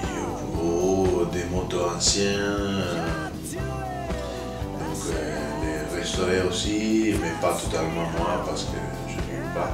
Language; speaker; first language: French; non-native, fluent; Italian